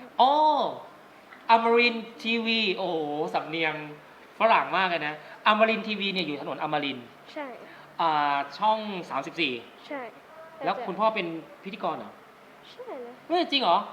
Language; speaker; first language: Thai; native; Thai